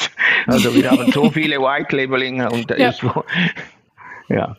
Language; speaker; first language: German; non-native, fluent; Italian